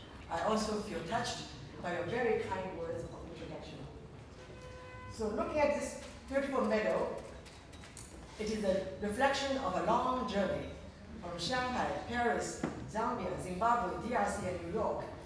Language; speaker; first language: English; non-native, fluent; Chinese